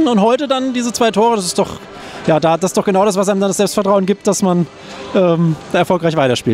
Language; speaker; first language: German; native; German